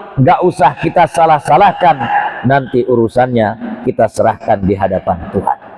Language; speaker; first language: Malay; non-native, local second language; Sasak